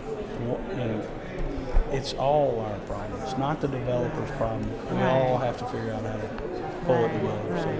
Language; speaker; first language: English; native; English